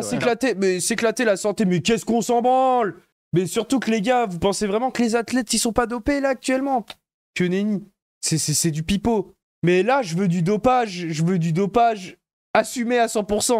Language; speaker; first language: French; native; French